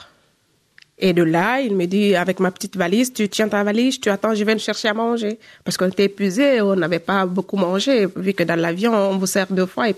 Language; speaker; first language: French; non-native, local second language; Fula